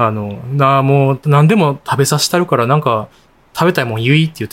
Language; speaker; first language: Japanese; native; Japanese